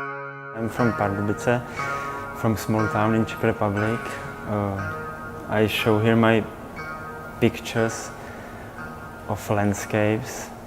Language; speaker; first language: English; non-native, fluent; Czech